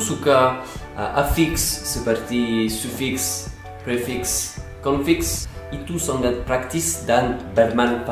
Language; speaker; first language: Indonesian; non-native, learner; French